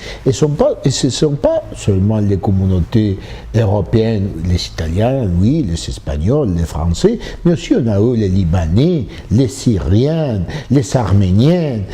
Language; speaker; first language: French; non-native, fluent; Spanish